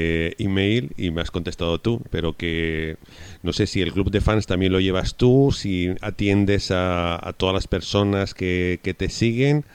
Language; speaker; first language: Spanish; native; Spanish